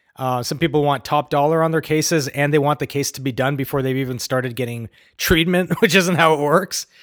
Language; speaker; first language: English; native; English